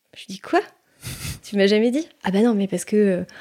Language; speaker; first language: French; native; French